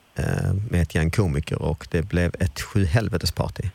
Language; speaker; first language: Swedish; non-native, fluent; Italian